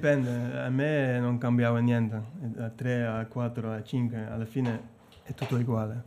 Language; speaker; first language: Italian; non-native, fluent; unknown